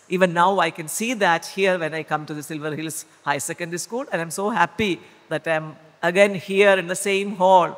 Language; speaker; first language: English; non-native, local second language; Malayalam